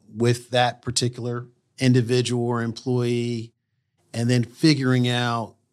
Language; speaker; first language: English; native; English